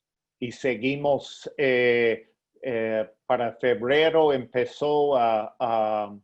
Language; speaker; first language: Spanish; non-native, fluent; English